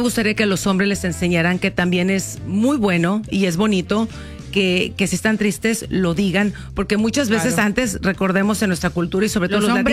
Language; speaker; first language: Spanish; native; Spanish